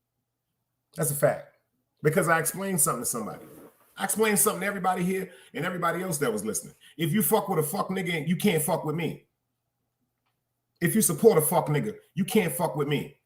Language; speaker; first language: English; native; English